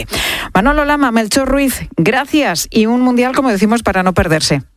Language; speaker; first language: Spanish; native; Spanish